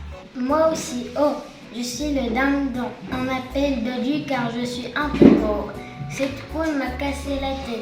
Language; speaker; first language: French; non-native, learner; Arabic